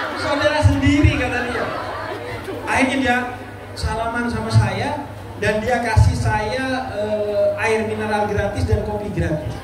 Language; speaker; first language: Indonesian; non-native, local second language; Madurese